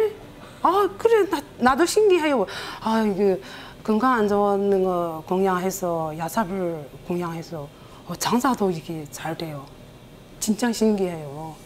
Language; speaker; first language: Korean; non-native, learner; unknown